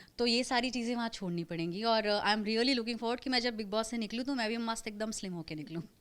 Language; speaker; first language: Hindi; non-native, local second language; Marathi